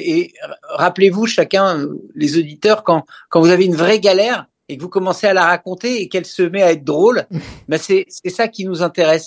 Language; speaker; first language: French; native; French